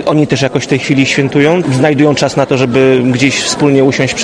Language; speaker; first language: Polish; native; Polish